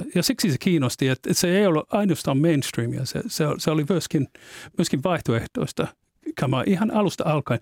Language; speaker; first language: Finnish; non-native, fluent; English